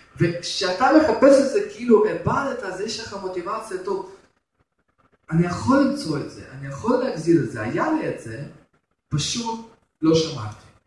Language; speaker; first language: Hebrew; non-native, fluent; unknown